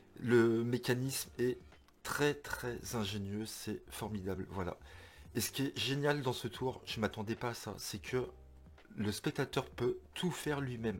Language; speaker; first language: French; native; French